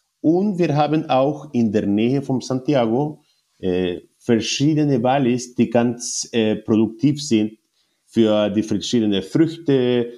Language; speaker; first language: German; non-native, learner; Spanish